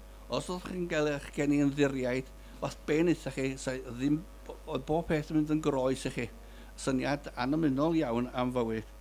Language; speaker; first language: Welsh; native; Welsh